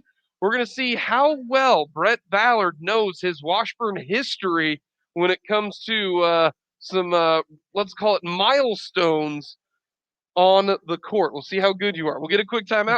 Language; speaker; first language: English; native; English